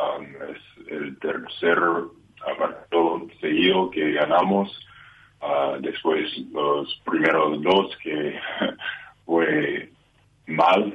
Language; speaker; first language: Spanish; non-native, learner; English